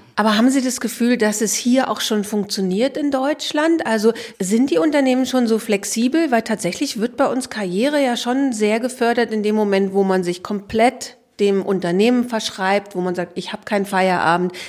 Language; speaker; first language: German; non-native, fluent; Norwegian